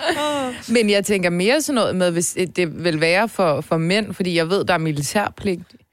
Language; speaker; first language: Danish; early bilingual, other home language; Turkish